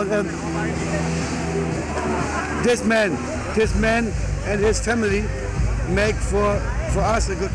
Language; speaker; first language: English; non-native, learner; German